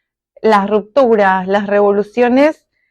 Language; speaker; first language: Spanish; native; Spanish